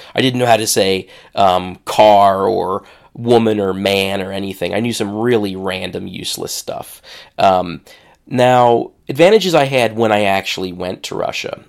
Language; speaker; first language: English; native; English